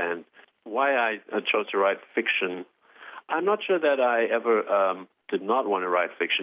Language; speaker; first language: English; native; English